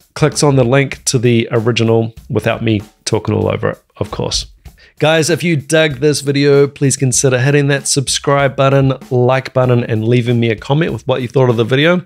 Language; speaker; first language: English; native; English